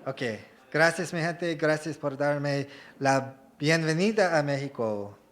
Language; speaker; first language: Spanish; non-native, learner; English